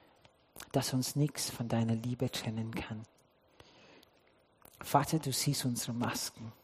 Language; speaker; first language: German; non-native, fluent; English